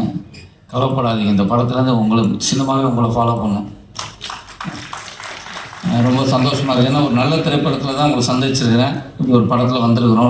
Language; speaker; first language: Tamil; native; Tamil